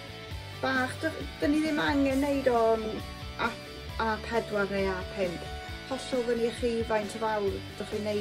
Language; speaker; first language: Welsh; non-native, local second language; English